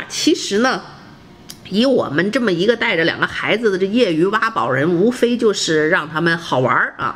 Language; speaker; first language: Chinese; native; Chinese